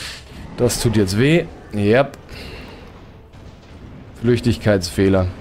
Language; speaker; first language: German; native; German